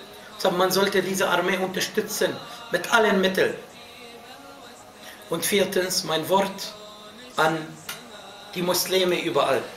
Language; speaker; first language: German; non-native, fluent; Arabic